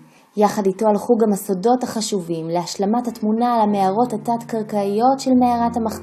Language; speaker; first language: Hebrew; native; Hebrew